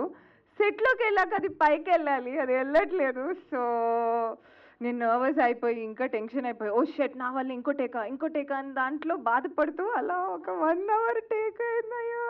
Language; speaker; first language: Telugu; native; Telugu